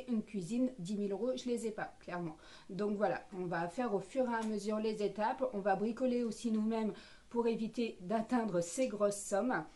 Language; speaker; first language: French; native; French